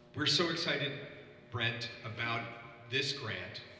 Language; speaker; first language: English; native; English